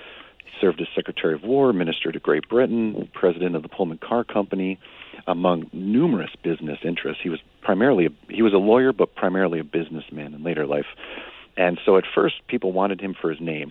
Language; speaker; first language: English; native; English